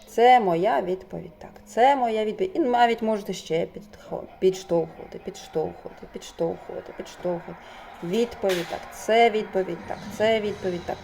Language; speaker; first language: Ukrainian; non-native, local second language; Russian